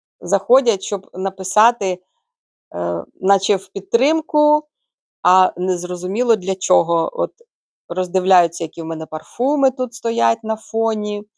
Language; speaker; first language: Ukrainian; native; Ukrainian